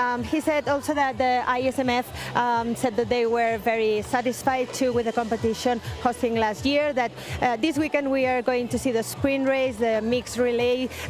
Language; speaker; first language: English; non-native, fluent; Catalan